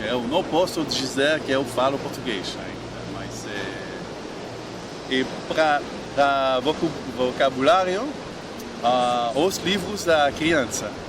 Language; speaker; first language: Portuguese; non-native, learner; French